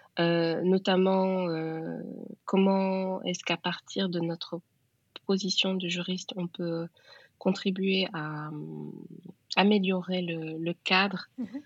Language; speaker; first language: French; non-native, local second language; Wolof